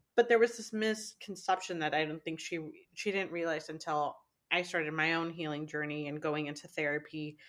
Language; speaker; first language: English; early bilingual, other home language; Spanish